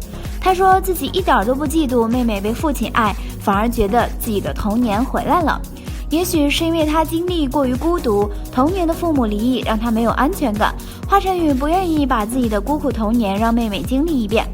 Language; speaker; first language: Chinese; native; Chinese